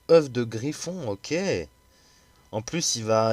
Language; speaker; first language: French; native; French